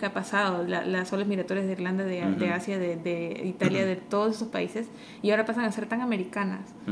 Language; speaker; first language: Spanish; early bilingual, heritage; Spanish